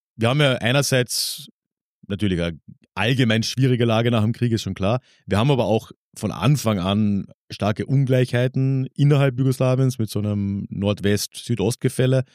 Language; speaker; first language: German; native; German